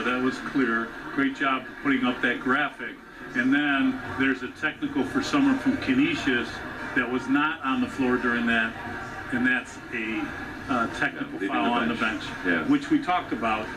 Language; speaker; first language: English; native; English